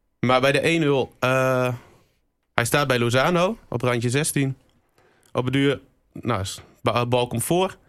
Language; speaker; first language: Dutch; native; Dutch